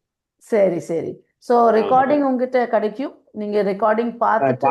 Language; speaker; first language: Tamil; non-native, fluent; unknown